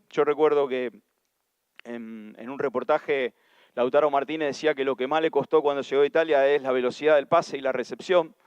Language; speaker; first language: Spanish; native; Spanish